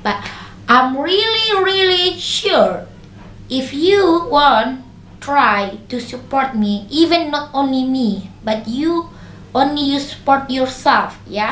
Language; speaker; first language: English; non-native, learner; Indonesian